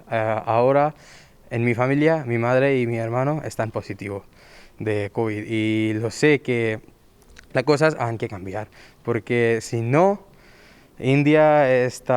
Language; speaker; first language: Spanish; non-native, learner; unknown